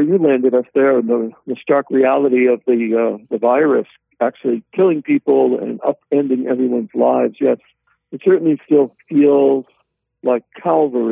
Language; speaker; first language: English; native; English